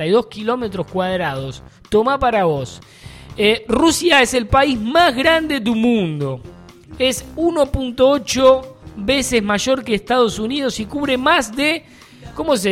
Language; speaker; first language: Spanish; native; Spanish